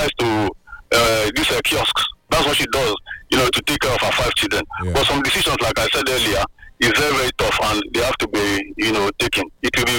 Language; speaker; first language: English; non-native, local second language; Igbo